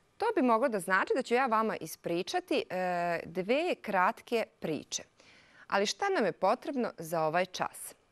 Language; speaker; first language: Serbian; non-native, local second language; Hungarian